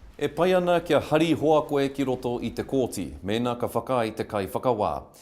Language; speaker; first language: Māori; non-native, local second language; English